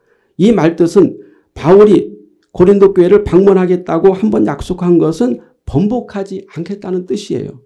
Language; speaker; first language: Korean; native; Korean